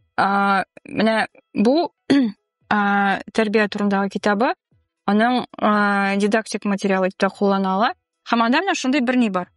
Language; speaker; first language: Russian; non-native, local second language; Tatar